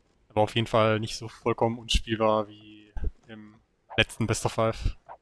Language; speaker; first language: German; native; German